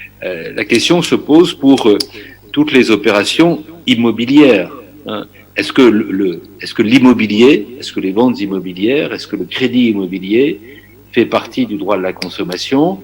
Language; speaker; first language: French; native; French